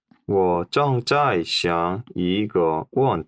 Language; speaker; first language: Chinese; non-native, learner; Korean